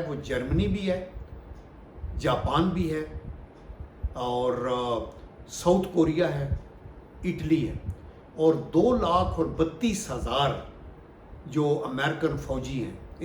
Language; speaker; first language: Urdu; native; Urdu